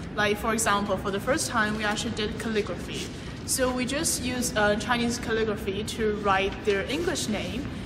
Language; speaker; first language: English; non-native, fluent; Chinese